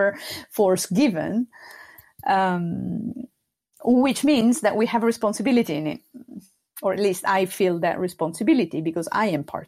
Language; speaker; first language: English; non-native, fluent; Sardinian